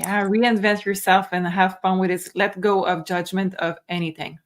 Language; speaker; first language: English; non-native, fluent; French